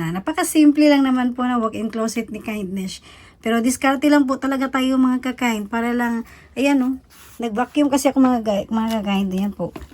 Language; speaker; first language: Filipino; native; Filipino